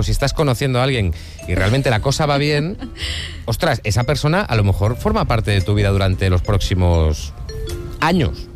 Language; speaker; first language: Spanish; native; Spanish